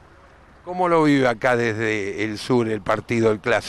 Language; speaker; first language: Spanish; native; Spanish